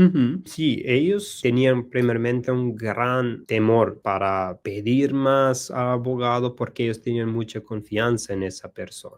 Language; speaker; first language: Spanish; non-native, learner; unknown